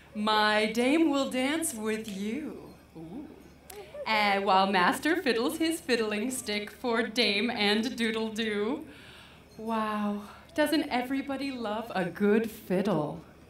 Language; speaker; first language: English; native; English